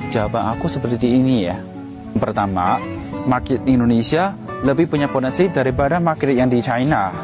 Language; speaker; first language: Indonesian; non-native, fluent; Chinese